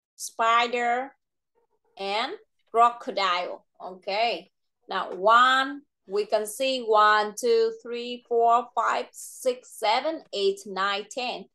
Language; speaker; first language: English; non-native, fluent; Vietnamese